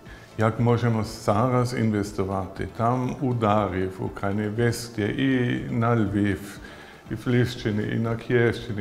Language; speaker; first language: Ukrainian; non-native, learner; German